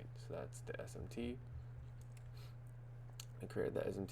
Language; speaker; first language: English; native; English